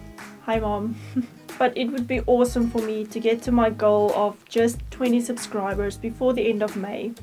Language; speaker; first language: English; native; English